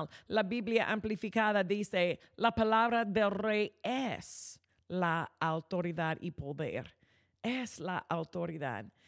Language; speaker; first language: Spanish; non-native, fluent; English